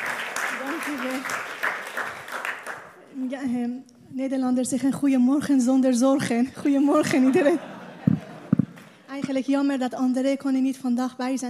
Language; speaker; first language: Dutch; non-native, learner; Persian